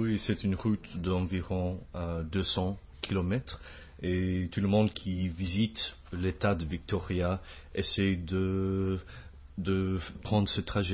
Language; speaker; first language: French; non-native, fluent; English